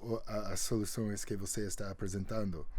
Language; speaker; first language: Portuguese; non-native, fluent; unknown